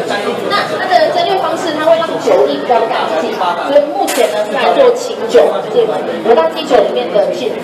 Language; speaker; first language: Chinese; native; Chinese